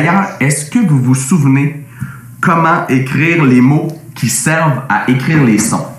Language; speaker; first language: French; native; French